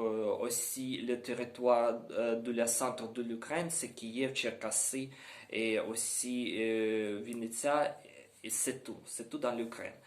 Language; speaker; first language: French; non-native, learner; Ukrainian